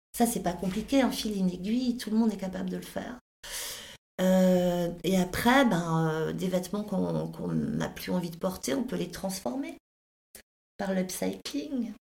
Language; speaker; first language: French; native; French